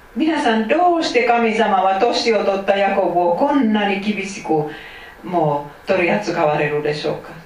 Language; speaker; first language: Japanese; non-native, fluent; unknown